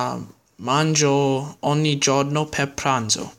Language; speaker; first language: Italian; non-native, learner; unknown